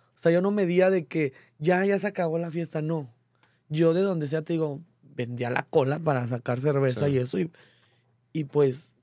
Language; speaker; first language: Spanish; native; Spanish